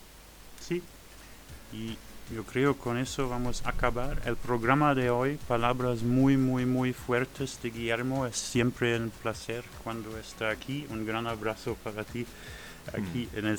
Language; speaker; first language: Spanish; non-native, learner; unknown